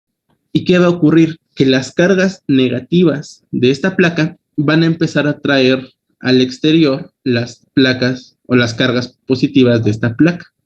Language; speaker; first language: Spanish; native; Spanish